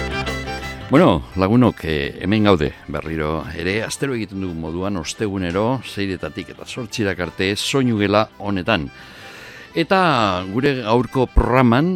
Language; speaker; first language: Basque; native; Basque